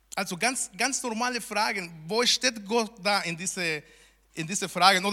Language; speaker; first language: German; non-native, fluent; Spanish